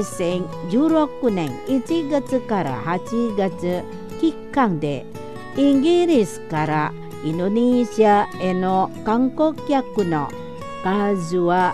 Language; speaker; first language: Japanese; non-native, fluent; Indonesian